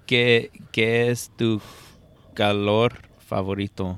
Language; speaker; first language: Spanish; non-native, learner; English